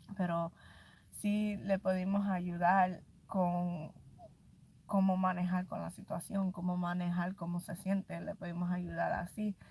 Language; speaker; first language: Spanish; early bilingual, heritage; Spanish